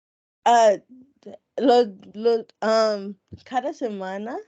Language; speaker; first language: Spanish; non-native, local second language; English